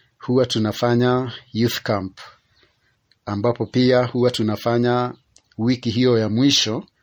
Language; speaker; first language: Swahili; non-native, local second language; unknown